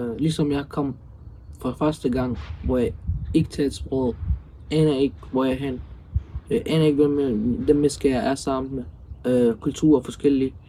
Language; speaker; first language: Danish; early bilingual, other home language; Arabic